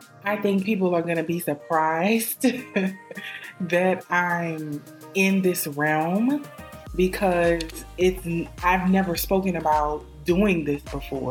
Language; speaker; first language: English; native; English